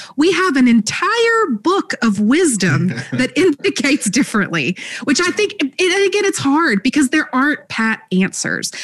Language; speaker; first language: English; native; English